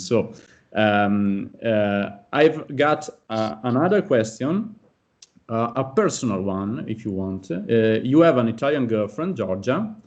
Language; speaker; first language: English; non-native, fluent; Italian